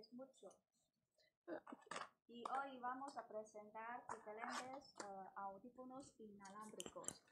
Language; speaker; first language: Spanish; non-native, learner; Chinese